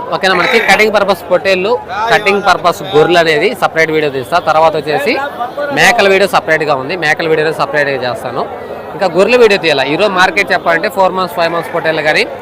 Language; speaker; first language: Telugu; native; Telugu